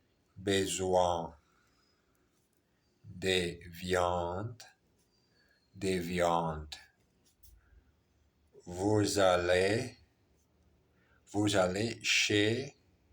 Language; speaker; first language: French; non-native, learner; Portuguese